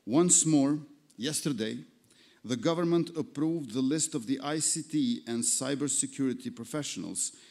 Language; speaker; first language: English; non-native, fluent; Albanian